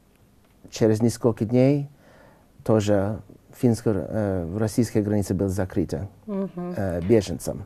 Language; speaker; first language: Russian; non-native, learner; English